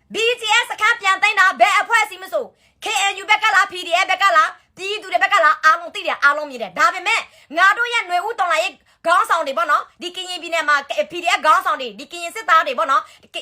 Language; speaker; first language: Burmese; non-native, local second language; S'gaw Karen